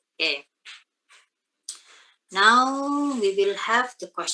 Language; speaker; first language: English; non-native, fluent; Indonesian